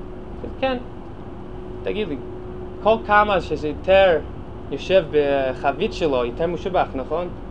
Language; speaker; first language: Hebrew; non-native, fluent; English